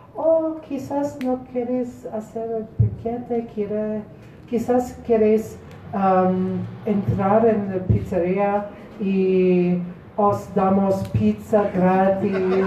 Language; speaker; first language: Spanish; non-native, fluent; Polish